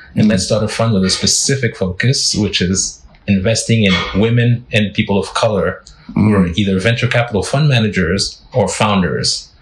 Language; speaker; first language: English; non-native, fluent; French